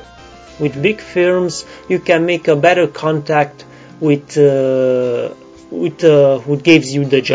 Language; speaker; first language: English; non-native, learner; Romanian